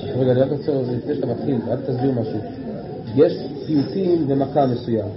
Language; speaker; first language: Hebrew; native; Hebrew